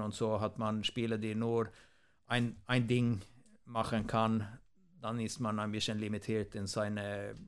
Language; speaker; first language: German; non-native, fluent; Swedish